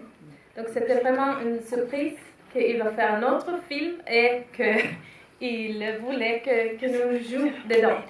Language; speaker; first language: French; non-native, fluent; Finnish